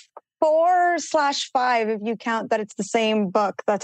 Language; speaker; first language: English; early bilingual, other home language; Spanish